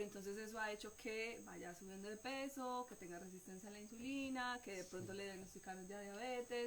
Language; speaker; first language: Spanish; native; Spanish